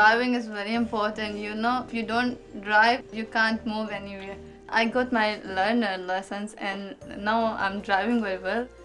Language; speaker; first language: English; non-native, learner; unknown